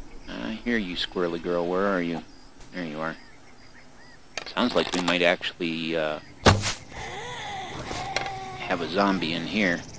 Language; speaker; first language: English; native; English